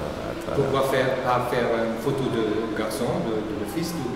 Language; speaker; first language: French; non-native, learner; German